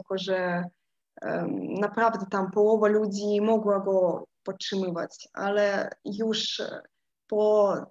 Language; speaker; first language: Polish; non-native, fluent; Russian